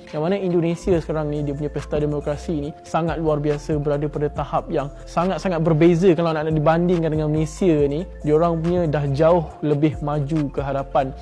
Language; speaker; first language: Malay; native; Malay